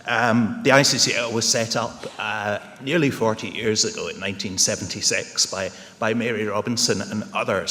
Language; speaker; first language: English; native; English